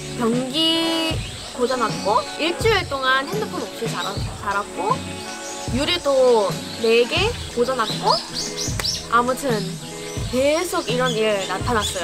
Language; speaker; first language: Korean; non-native, fluent; English